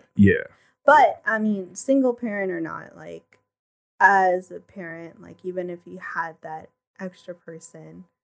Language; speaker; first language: English; early bilingual, other home language; Filipino